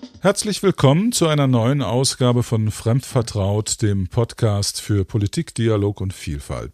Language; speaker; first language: German; native; German